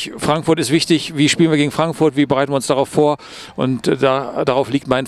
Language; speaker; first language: German; native; German